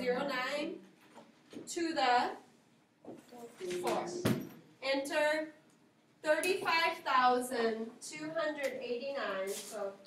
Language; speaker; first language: English; native; English